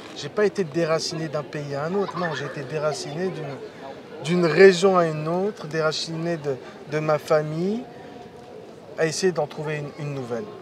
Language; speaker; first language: French; early bilingual, other home language; Riffian